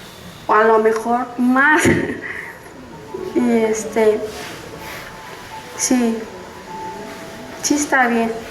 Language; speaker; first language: Spanish; non-native, local second language; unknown